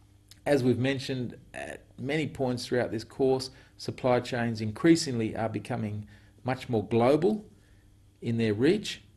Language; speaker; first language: English; native; English